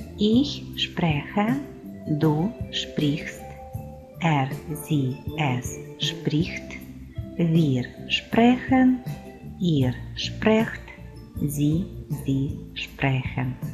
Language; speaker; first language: German; non-native, fluent; Ukrainian